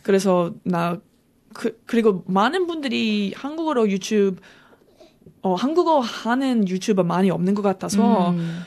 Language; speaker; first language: Korean; non-native, learner; English